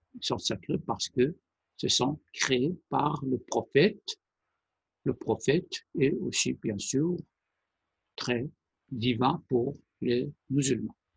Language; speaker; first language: French; non-native, fluent; Persian